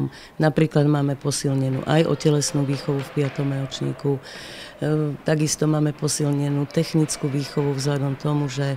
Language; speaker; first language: Slovak; native; Slovak